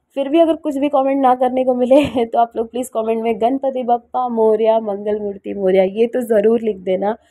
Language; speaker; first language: Hindi; native; Hindi